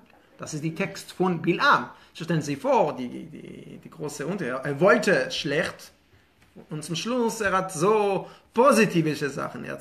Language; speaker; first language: German; non-native, fluent; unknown